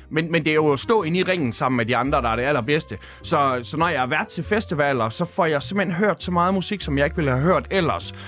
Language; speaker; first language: Danish; native; Danish